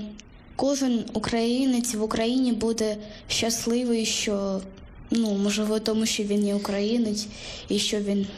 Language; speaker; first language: Ukrainian; early bilingual, heritage; Ukrainian